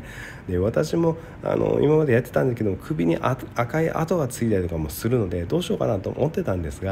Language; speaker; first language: Japanese; native; Japanese